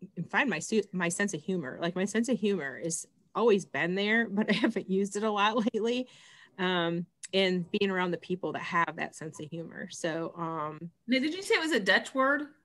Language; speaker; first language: English; native; English